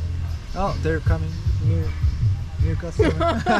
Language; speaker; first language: English; non-native, learner; Korean